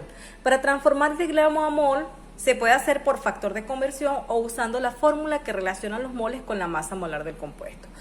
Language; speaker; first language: Spanish; native; Spanish